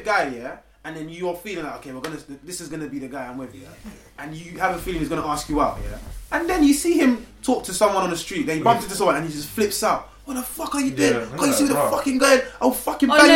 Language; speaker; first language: English; native; English